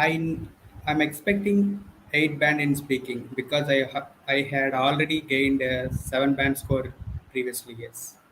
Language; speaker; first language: English; non-native, fluent; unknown